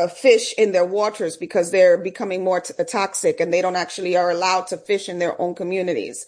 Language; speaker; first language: English; early bilingual, other home language; Spanish